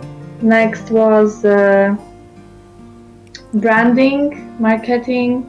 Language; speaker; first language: English; non-native, learner; Polish